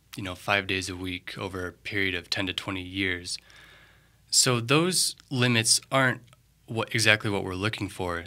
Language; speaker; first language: English; native; English